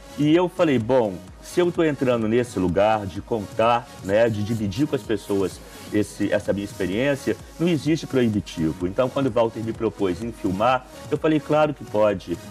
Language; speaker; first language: Portuguese; native; Portuguese